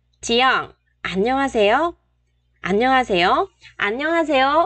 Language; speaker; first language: Korean; non-native, fluent; Vietnamese